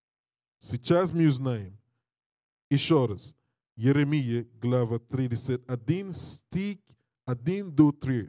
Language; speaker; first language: Russian; non-native, learner; English